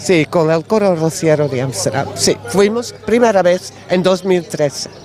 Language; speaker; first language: Spanish; non-native, learner; Dutch